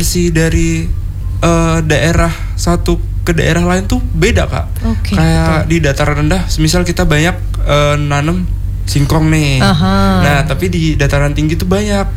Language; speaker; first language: Indonesian; native; Indonesian